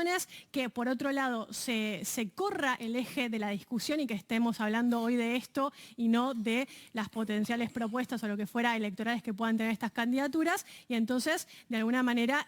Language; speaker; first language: Spanish; native; Spanish